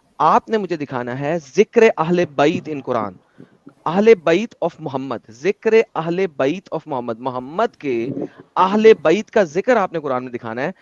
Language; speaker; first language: Urdu; non-native, local second language; Punjabi